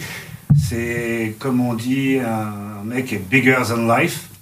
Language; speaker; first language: French; native; French